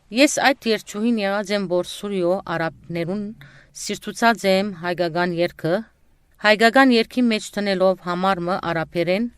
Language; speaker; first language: Armenian; early bilingual, heritage; Armenian